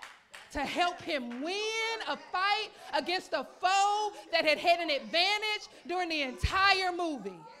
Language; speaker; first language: English; native; English